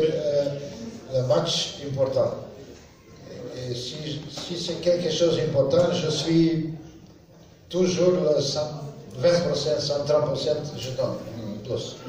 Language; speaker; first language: French; non-native, learner; Serbian